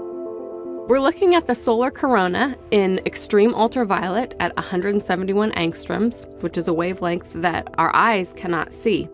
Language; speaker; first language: English; native; English